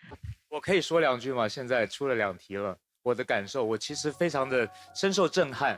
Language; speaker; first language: Chinese; native; Chinese